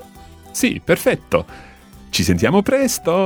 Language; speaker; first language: Italian; non-native, fluent; English